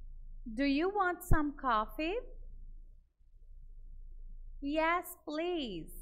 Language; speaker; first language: English; non-native, fluent; Portuguese